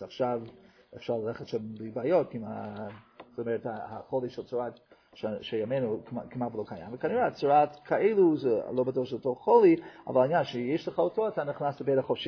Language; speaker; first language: Hebrew; non-native, fluent; English